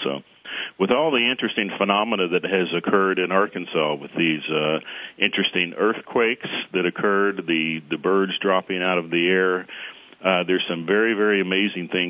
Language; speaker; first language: English; native; English